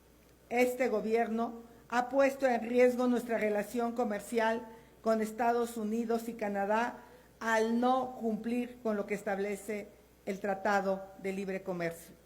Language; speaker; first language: Spanish; native; Spanish